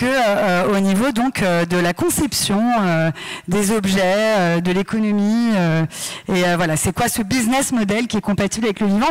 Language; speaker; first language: French; native; French